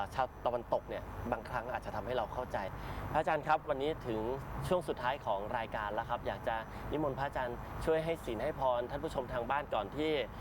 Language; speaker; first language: Thai; native; Thai